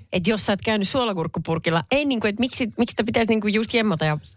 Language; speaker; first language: Finnish; native; Finnish